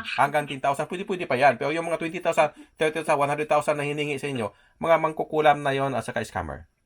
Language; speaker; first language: Filipino; native; Filipino